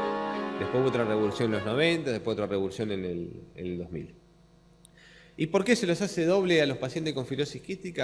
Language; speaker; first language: Spanish; native; Spanish